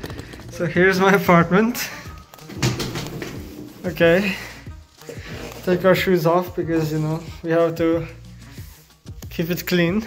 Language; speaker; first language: English; non-native, fluent; Slovenian